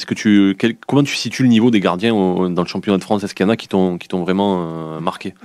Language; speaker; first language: French; native; French